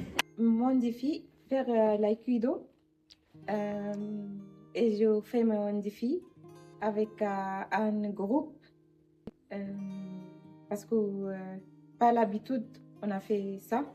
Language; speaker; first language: French; non-native, learner; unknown